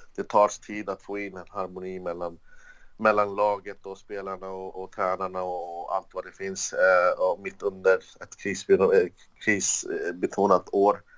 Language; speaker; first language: Swedish; early bilingual, other home language; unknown